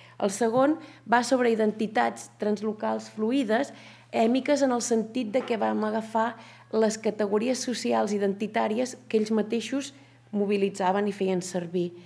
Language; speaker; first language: Catalan; native; Catalan